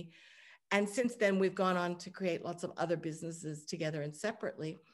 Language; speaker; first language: English; native; English